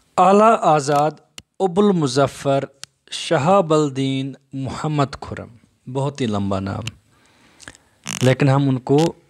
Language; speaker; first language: Hindi; native; Hindi